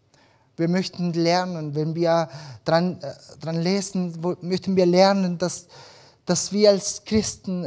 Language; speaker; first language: German; early bilingual, other home language; Spanish